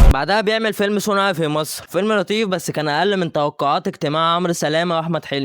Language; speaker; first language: Arabic; native; Arabic